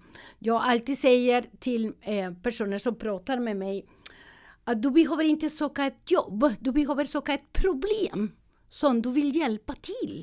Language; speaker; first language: Swedish; non-native, learner; Spanish